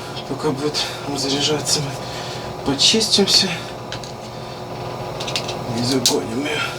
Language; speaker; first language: Russian; native; Russian